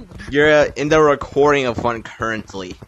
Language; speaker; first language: English; native; English